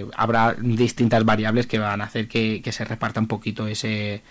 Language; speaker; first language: Spanish; native; Spanish